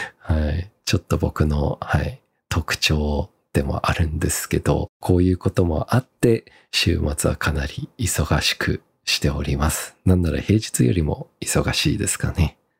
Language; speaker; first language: Japanese; early bilingual, heritage; Japanese